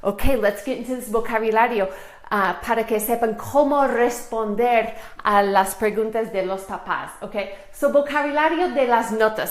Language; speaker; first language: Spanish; non-native, fluent; English